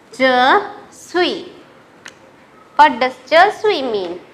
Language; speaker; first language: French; non-native, fluent; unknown